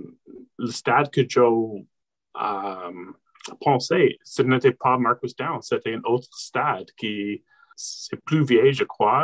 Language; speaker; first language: French; non-native, local second language; English